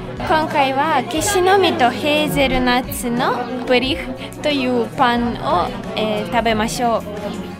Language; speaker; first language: Japanese; non-native, fluent; Ukrainian